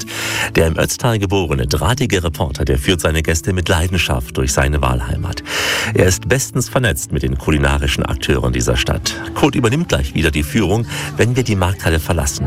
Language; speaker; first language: German; native; German